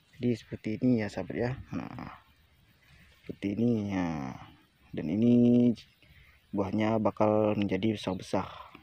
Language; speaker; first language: Indonesian; non-native, local second language; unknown